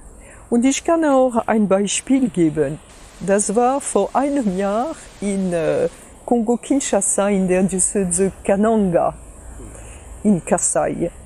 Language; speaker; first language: German; non-native, fluent; French